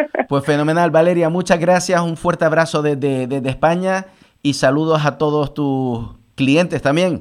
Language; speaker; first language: Spanish; native; Spanish